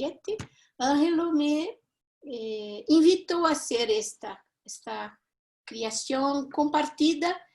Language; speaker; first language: Spanish; non-native, fluent; Portuguese